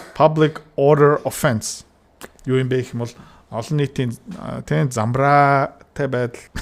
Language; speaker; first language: Mongolian; native; Mongolian